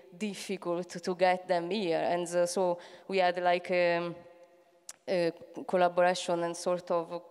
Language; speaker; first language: English; non-native, fluent; Italian